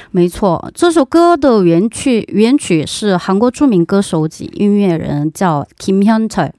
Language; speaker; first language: Chinese; non-native, fluent; Korean